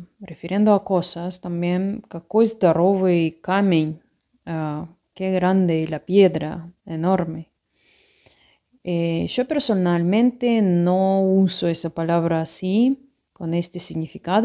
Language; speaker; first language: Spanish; non-native, fluent; Russian